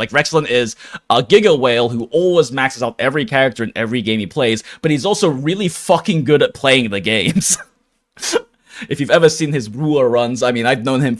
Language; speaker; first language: English; native; English